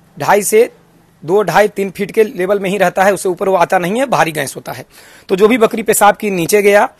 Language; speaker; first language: Hindi; native; Hindi